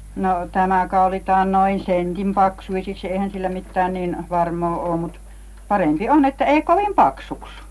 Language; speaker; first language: Finnish; native; Finnish